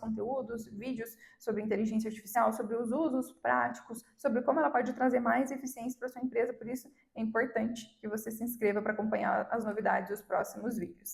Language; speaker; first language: Portuguese; native; Portuguese